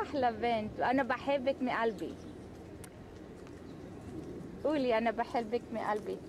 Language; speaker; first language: Arabic; native; Arabic